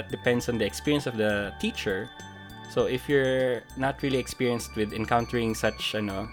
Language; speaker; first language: English; non-native, local second language; Filipino